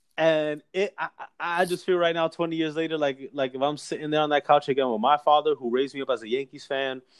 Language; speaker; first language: English; native; English